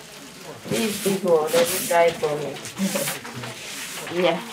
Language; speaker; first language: English; non-native, fluent; Vietnamese